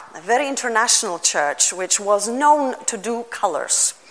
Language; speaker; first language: English; non-native, fluent; Lithuanian